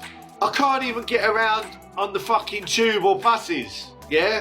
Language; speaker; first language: English; native; English